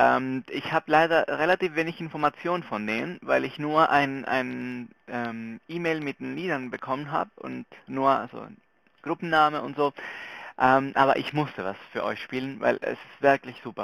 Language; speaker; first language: German; non-native, local second language; Spanish